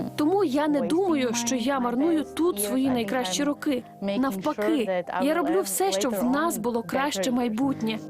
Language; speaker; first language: Ukrainian; non-native, fluent; Portuguese